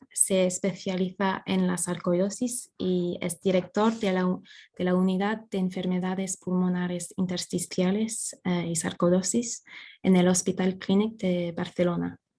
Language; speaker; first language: Spanish; non-native, fluent; English